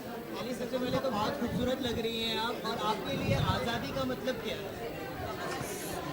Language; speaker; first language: Hindi; native; Hindi